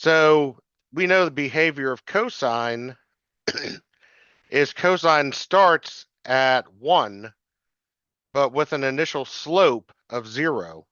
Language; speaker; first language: English; native; English